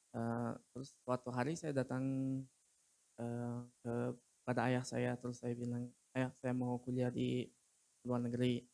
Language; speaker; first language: Indonesian; non-native, fluent; Uzbek